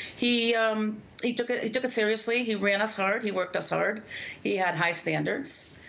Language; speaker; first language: English; native; English